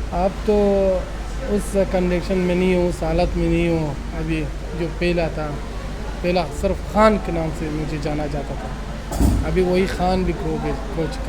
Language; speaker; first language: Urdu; non-native, local second language; Pashto